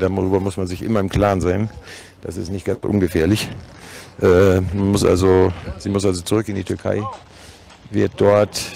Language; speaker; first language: German; native; German